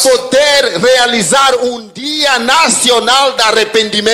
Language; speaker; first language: Portuguese; native; Portuguese